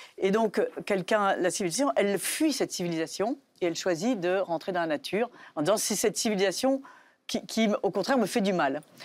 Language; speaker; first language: French; native; French